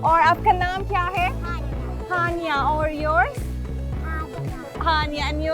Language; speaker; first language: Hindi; non-native, learner; Turkish